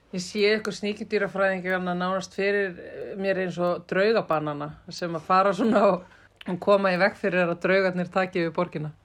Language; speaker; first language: Icelandic; native; Icelandic